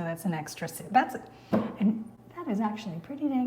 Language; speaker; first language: English; native; English